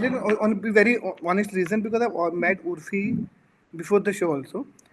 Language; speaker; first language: English; non-native, local second language; Hindi